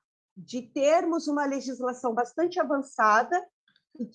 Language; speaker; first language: Portuguese; native; Portuguese